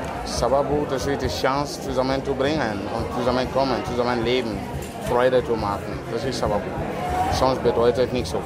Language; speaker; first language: German; non-native, learner; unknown